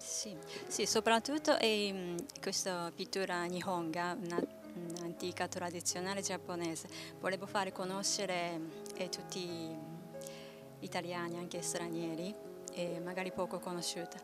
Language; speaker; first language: Italian; non-native, learner; Japanese